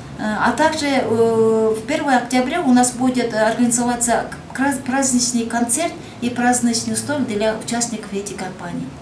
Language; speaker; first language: Russian; non-native, local second language; Kyrgyz